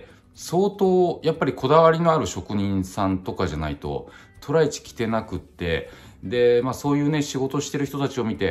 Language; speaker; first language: Japanese; native; Japanese